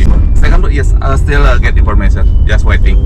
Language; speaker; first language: English; non-native, learner; Indonesian